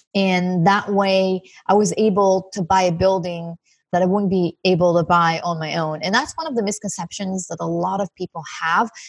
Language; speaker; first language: English; non-native, fluent; Hebrew